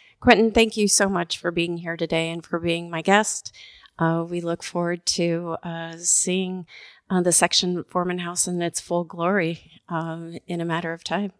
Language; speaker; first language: English; native; English